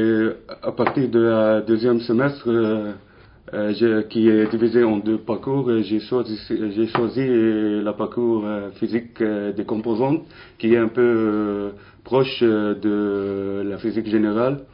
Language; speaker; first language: French; non-native, local second language; Arabic